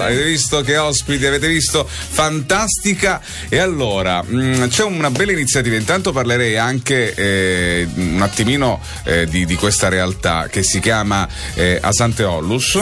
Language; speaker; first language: Italian; native; Italian